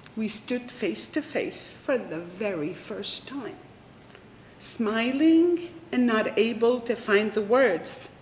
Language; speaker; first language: English; non-native, fluent; Arabic